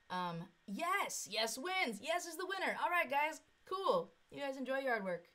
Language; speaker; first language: English; native; English